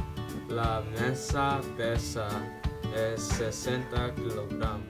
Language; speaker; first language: Spanish; non-native, learner; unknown